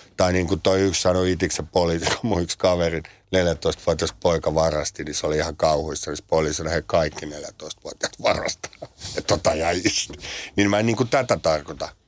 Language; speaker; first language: Finnish; native; Finnish